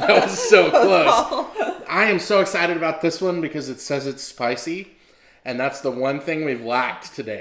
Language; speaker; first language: English; native; English